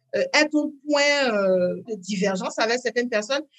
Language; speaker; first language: French; native; French